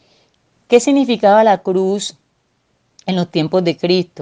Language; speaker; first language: Spanish; native; Spanish